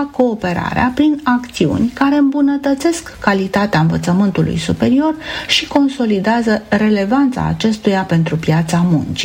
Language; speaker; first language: Romanian; native; Romanian